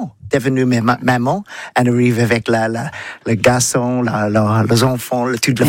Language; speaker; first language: French; non-native, learner; English